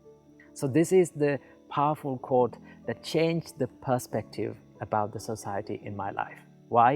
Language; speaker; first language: English; non-native, local second language; Sinhala